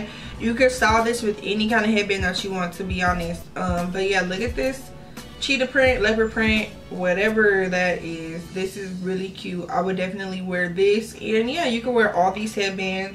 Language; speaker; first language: English; native; English